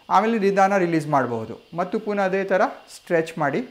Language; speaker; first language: Kannada; non-native, local second language; Gujarati